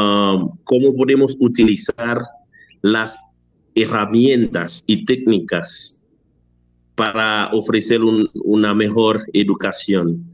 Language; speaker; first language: Spanish; non-native, learner; French